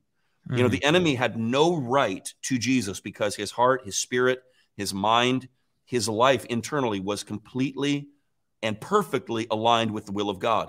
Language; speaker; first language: English; native; English